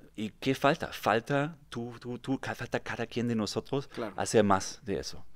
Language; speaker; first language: Spanish; non-native, fluent; German